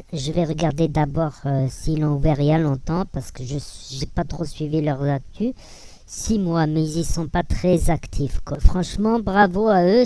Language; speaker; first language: French; native; French